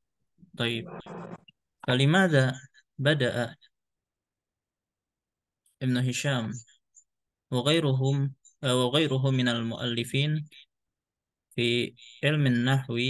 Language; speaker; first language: Arabic; non-native, fluent; Indonesian